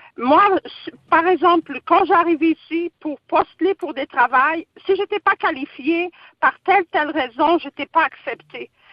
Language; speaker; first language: French; non-native, fluent; Portuguese